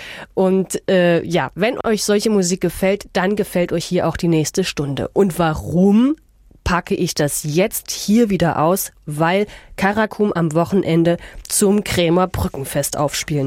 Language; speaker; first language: German; native; German